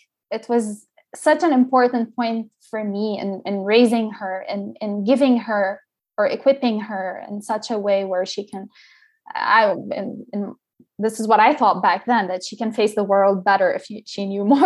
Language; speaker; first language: English; non-native, local second language; Arabic